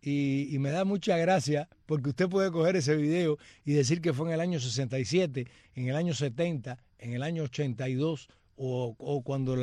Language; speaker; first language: Spanish; native; Spanish